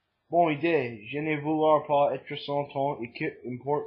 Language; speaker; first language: French; non-native, learner; English